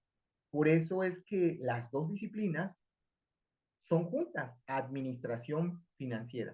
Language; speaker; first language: Spanish; native; Spanish